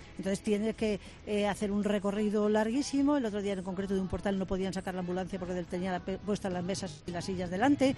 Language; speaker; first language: Spanish; native; Spanish